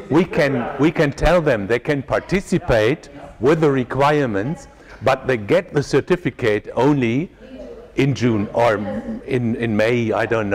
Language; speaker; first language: English; non-native, fluent; German